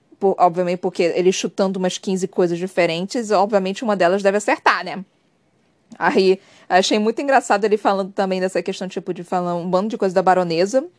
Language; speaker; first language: Portuguese; native; Portuguese